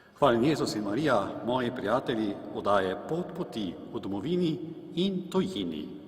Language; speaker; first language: Slovenian; native; Slovenian